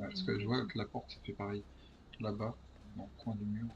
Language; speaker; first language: French; native; French